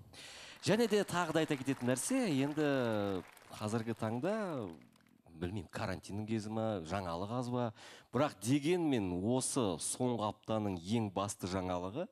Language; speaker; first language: Kazakh; native; Kazakh